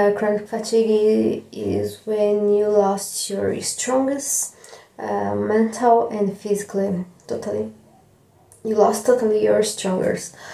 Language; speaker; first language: English; non-native, learner; Portuguese